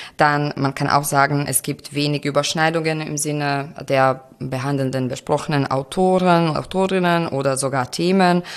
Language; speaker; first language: German; non-native, fluent; Croatian